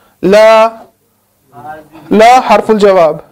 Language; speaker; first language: Arabic; non-native, fluent; Urdu